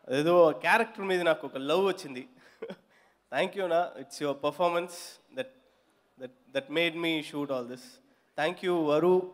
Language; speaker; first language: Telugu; non-native, learner; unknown